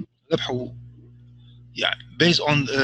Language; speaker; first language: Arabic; native; Arabic